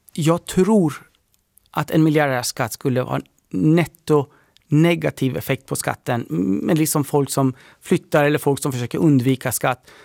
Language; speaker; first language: Swedish; early bilingual, other home language; Persian